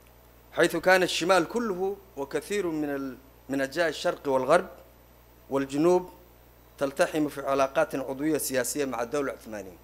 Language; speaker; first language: Arabic; non-native, local second language; Somali